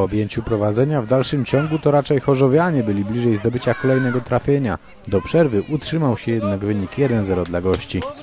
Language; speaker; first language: Polish; native; Polish